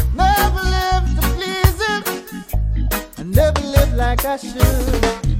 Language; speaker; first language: English; non-native, local second language; Akan